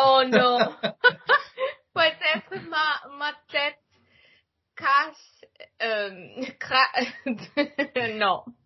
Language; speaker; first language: French; non-native, learner; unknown